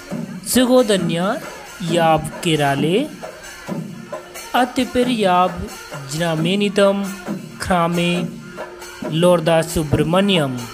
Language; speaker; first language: Russian; non-native, learner; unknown